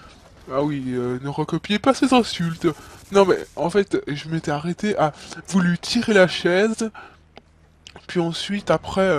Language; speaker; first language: French; native; French